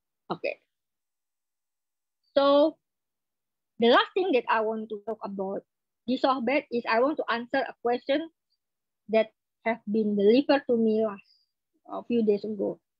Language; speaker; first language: English; non-native, fluent; Indonesian